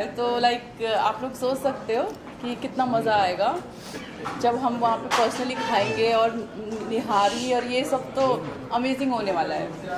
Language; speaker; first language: Hindi; native; Hindi